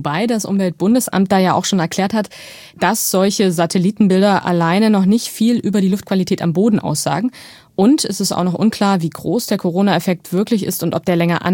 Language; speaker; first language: German; native; German